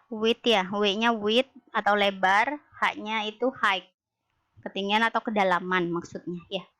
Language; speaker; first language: Indonesian; native; Indonesian